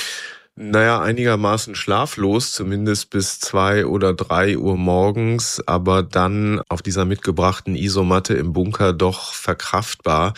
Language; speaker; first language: German; native; German